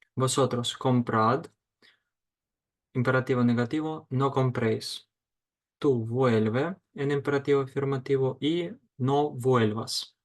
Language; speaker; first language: Spanish; non-native, fluent; Ukrainian